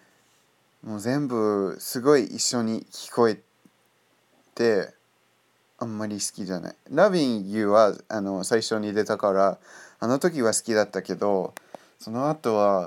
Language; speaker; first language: Japanese; non-native, fluent; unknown